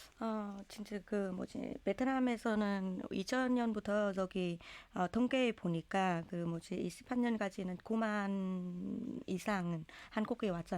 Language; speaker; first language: Korean; non-native, learner; Vietnamese